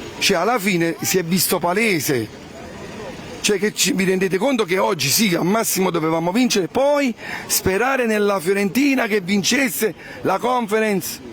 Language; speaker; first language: Italian; native; Italian